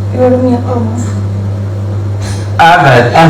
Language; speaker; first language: Turkish; non-native, learner; Georgian